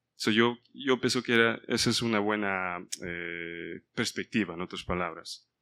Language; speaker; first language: Spanish; early bilingual, heritage; Spanish